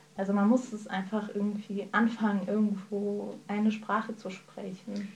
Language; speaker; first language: German; early bilingual, other home language; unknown